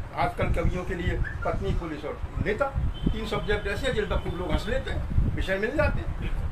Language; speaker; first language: Hindi; native; Hindi